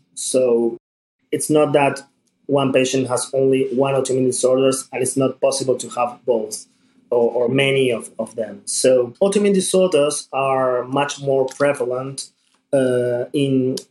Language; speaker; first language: English; non-native, fluent; Spanish